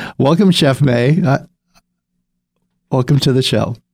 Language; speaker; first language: English; native; English